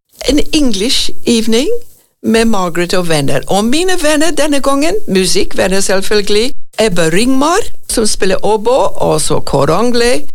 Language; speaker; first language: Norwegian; non-native, fluent; English